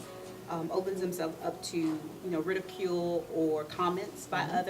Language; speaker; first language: English; native; English